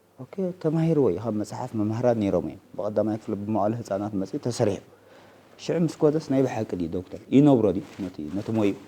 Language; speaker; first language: Tigrinya; native; Tigrinya